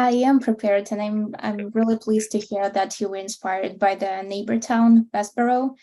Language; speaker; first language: English; non-native, fluent; Russian